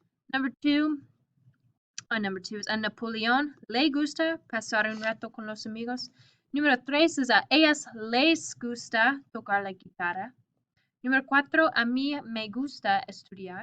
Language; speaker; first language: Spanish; non-native, fluent; English